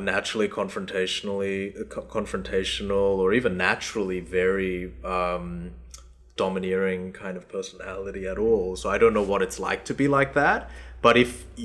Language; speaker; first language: English; early bilingual, other home language; Korean